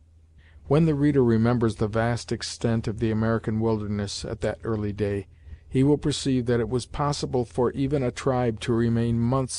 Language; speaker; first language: English; native; English